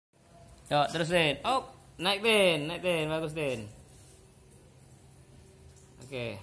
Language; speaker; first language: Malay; non-native, local second language; Minangkabau